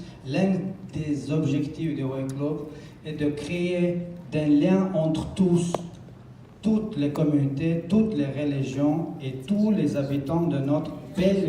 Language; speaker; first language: French; non-native, learner; Chechen